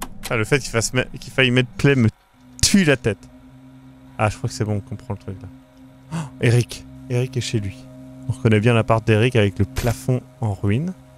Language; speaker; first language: French; native; French